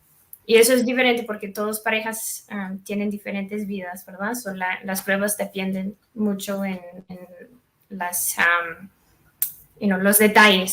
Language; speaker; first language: Spanish; non-native, fluent; English